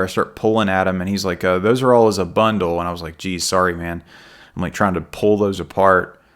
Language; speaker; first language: English; native; English